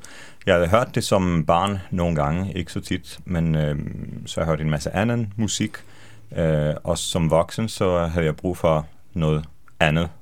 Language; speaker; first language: Danish; non-native, fluent; Hebrew